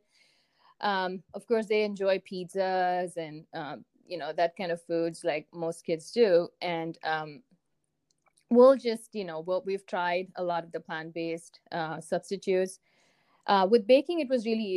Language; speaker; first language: English; non-native, local second language; Tamil